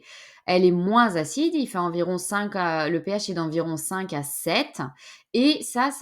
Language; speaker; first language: French; native; French